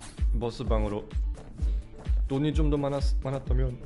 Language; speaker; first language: Korean; non-native, fluent; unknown